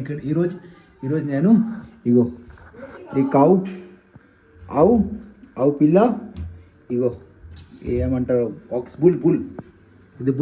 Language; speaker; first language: Telugu; non-native, learner; Hindi